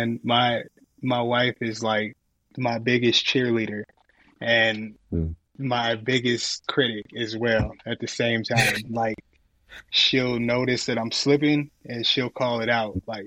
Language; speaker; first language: English; native; English